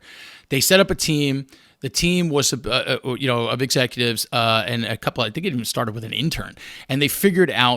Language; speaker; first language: English; native; English